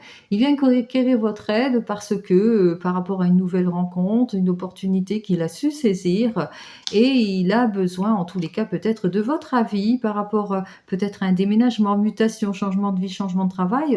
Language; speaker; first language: French; native; French